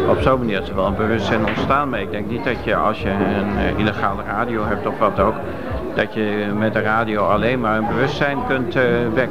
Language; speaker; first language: Dutch; native; Dutch